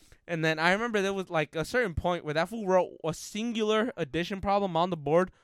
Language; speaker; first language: English; early bilingual, other home language; Spanish